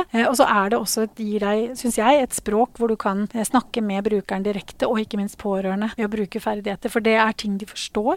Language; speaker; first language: Norwegian; non-native, fluent; English